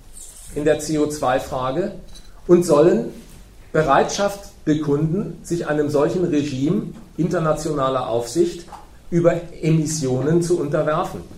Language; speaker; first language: German; native; German